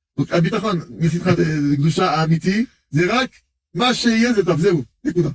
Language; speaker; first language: Hebrew; non-native, fluent; French